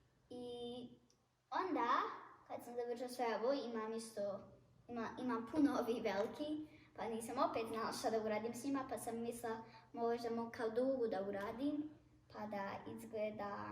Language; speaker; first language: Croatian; early bilingual, heritage; Bosnian